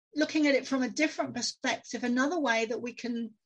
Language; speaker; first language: English; native; English